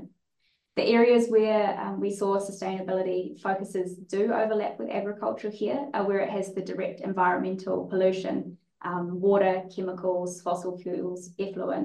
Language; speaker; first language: English; native; English